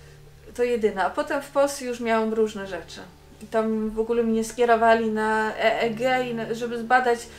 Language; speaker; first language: Polish; non-native, fluent; Dutch